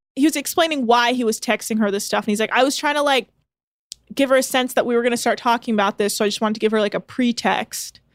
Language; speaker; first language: English; native; English